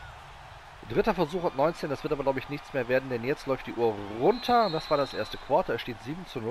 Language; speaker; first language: German; native; German